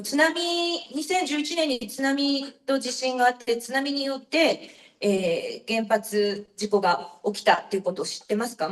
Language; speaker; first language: Japanese; native; Japanese